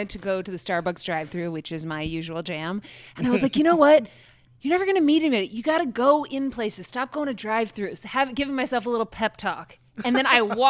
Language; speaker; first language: English; native; English